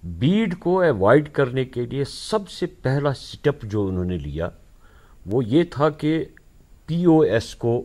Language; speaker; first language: Hindi; non-native, local second language; Kashmiri